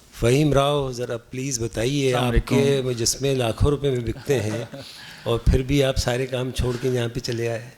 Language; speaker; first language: Urdu; native; Urdu